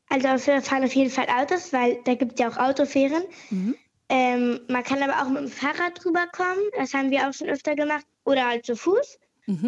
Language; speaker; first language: German; native; German